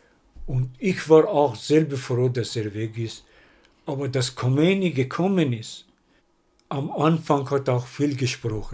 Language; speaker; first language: German; non-native, learner; Persian